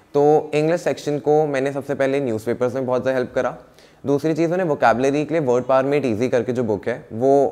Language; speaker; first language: Hindi; native; Hindi